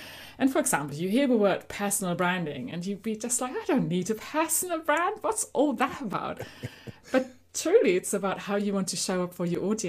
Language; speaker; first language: English; non-native, fluent; German